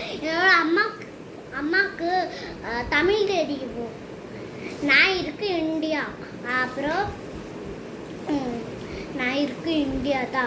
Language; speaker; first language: Tamil; non-native, local second language; Hindi